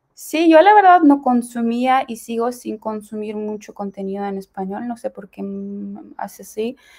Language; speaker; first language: Spanish; non-native, fluent; Ukrainian